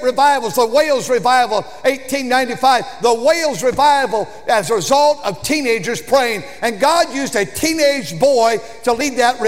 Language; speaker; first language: English; native; English